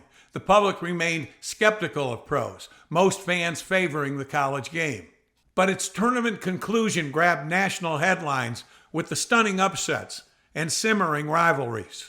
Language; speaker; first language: English; native; English